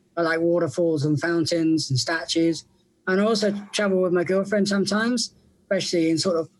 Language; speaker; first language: English; native; English